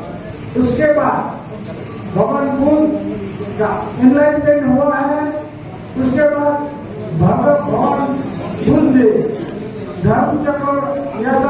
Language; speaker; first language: Hindi; non-native, local second language; Bangla